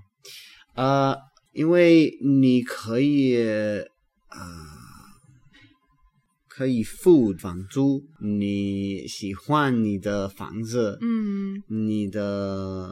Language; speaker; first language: Chinese; non-native, learner; English